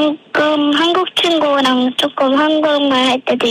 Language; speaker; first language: Korean; early bilingual, other home language; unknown